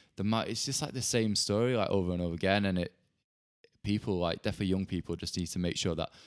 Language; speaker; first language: English; native; English